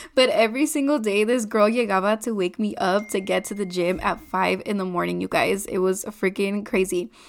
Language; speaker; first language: English; non-native, fluent; Spanish